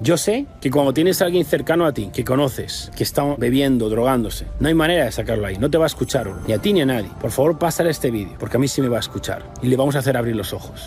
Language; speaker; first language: Spanish; native; Spanish